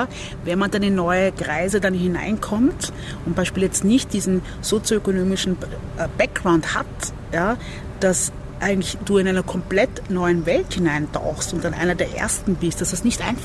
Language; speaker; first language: German; early bilingual, other home language; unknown